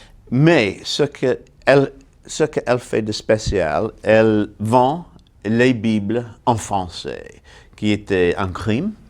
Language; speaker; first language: French; non-native, fluent; English